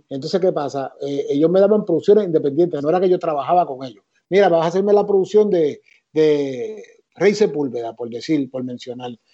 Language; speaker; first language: Spanish; native; Spanish